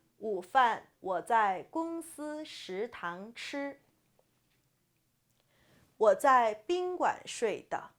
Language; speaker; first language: Chinese; non-native, fluent; Korean